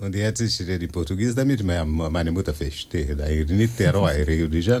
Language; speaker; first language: German; non-native, learner; Portuguese